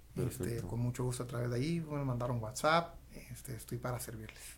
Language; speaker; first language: Spanish; native; Spanish